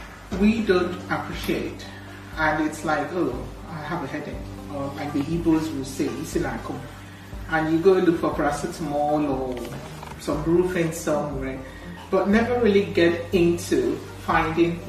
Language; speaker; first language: English; non-native, local second language; Igbo